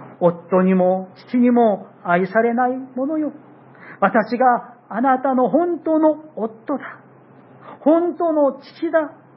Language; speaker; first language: Japanese; non-native, fluent; Korean